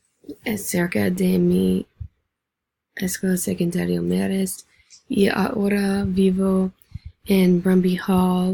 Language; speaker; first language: Spanish; non-native, learner; English